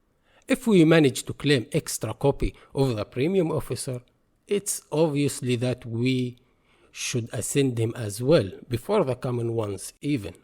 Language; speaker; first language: English; non-native, fluent; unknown